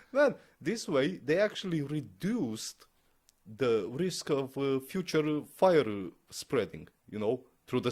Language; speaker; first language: English; non-native, fluent; Romanian